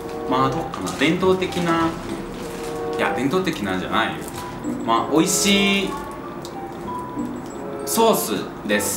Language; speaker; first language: Japanese; non-native, learner; Spanish